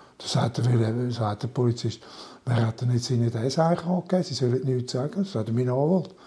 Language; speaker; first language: German; non-native, local second language; French